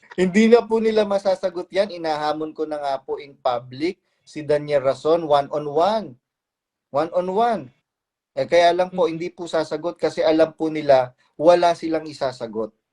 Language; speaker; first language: Filipino; native; Filipino